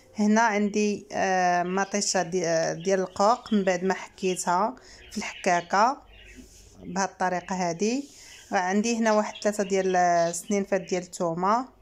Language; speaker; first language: Arabic; native; Arabic